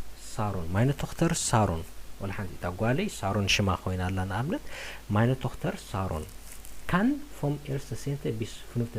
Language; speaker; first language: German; non-native, fluent; Tigrinya